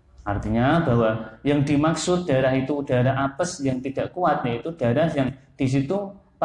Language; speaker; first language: Indonesian; non-native, local second language; Javanese